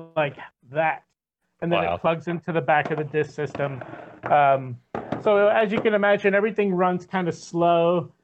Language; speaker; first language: English; native; English